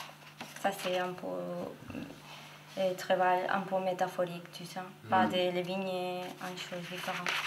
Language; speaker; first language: French; non-native, learner; Korean